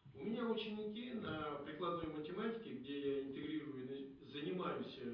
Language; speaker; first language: Russian; non-native, local second language; Kazakh